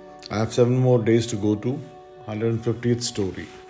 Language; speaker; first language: English; non-native, local second language; Malayalam